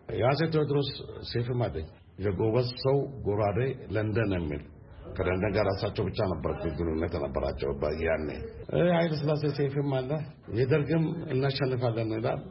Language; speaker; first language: Amharic; non-native, local second language; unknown